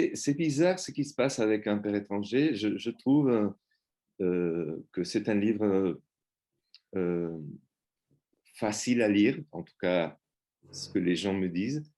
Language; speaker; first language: French; non-native, fluent; Spanish